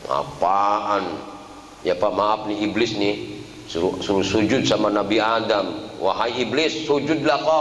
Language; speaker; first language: Indonesian; native; Indonesian